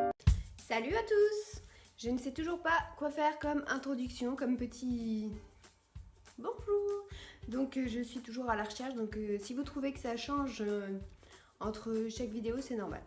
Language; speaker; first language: French; native; French